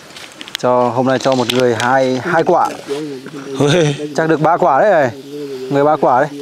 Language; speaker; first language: Vietnamese; native; Vietnamese